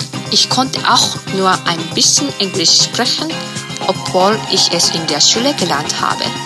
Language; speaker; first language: German; non-native, fluent; Japanese